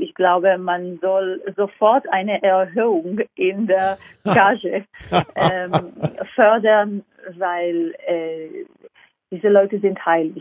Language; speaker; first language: German; non-native, fluent; Hebrew